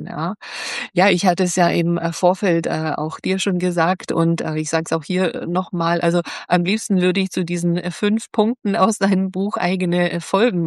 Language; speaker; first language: German; native; German